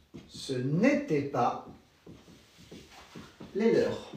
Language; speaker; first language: French; non-native, fluent; Spanish